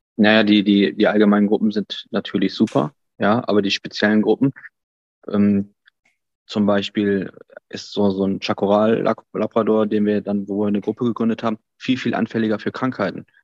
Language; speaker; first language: German; native; German